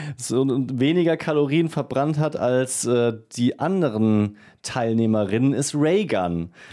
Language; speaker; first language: German; native; German